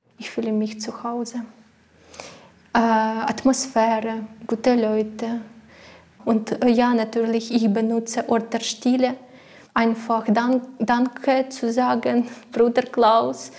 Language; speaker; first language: German; non-native, learner; Ukrainian